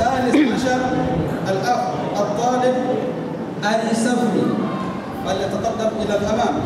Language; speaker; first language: Arabic; non-native, fluent; Indonesian